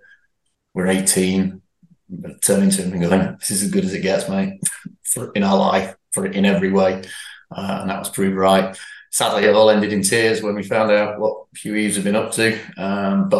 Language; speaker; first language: English; native; English